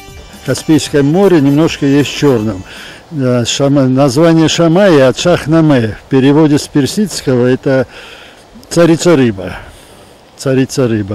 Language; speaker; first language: Russian; non-native, local second language; Georgian